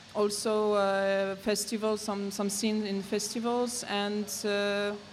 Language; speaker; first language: English; non-native, learner; Polish